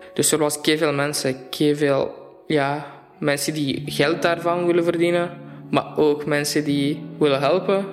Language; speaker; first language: Dutch; non-native, fluent; Arabic